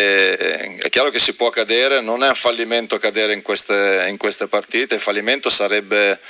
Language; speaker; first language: Italian; native; Italian